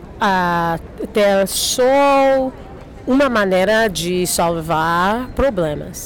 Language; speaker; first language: Portuguese; non-native, learner; English